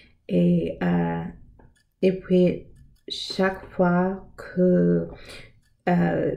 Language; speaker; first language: French; non-native, learner; English